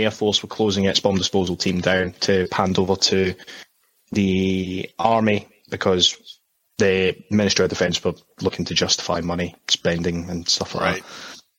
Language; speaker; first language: English; native; English